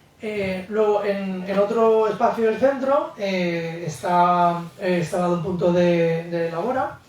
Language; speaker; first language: Spanish; native; Spanish